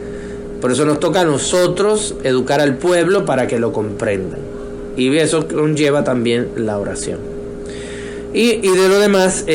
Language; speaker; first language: Spanish; native; Spanish